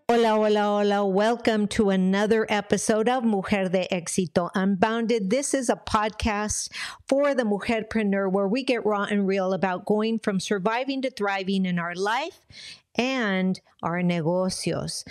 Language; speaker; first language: English; early bilingual, other home language; Spanish